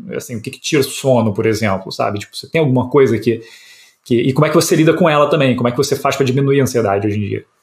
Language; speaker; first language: Portuguese; native; Portuguese